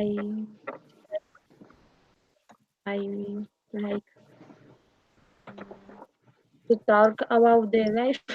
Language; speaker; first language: English; non-native, learner; Spanish